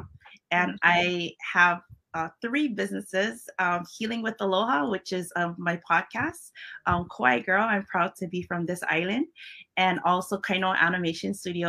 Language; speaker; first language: English; early bilingual, other home language; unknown